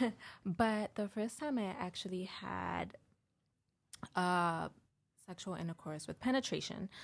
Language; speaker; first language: English; early bilingual, heritage; English